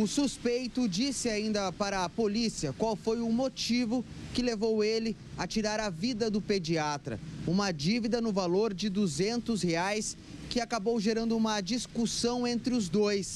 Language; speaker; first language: Portuguese; native; Portuguese